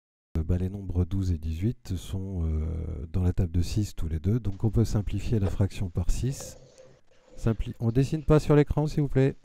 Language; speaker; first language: French; native; French